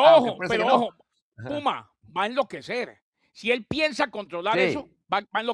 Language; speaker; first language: Spanish; native; Spanish